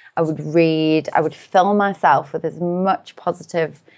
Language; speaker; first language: English; native; English